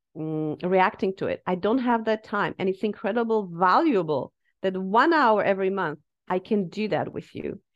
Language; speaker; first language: English; non-native, fluent; Slovak